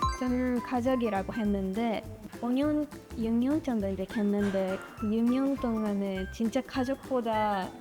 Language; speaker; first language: Korean; non-native, learner; Japanese